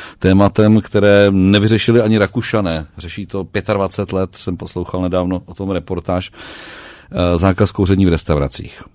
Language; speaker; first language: Czech; native; Czech